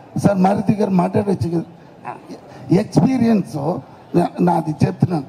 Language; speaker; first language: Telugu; non-native, learner; Tamil